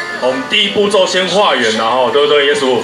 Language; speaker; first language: Chinese; native; Chinese